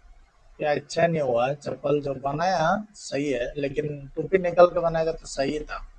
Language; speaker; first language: Hindi; non-native, learner; Bangla